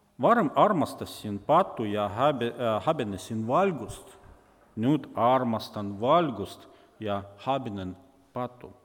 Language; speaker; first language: Estonian; non-native, local second language; Russian